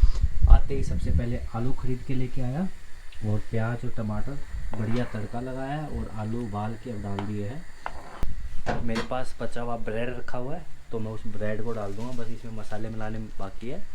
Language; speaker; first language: Hindi; native; Hindi